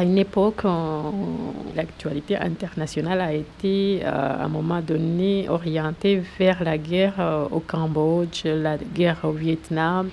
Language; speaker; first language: French; non-native, local second language; Kinyarwanda